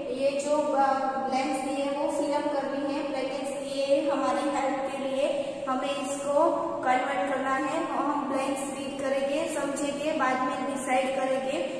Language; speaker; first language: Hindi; non-native, local second language; Gujarati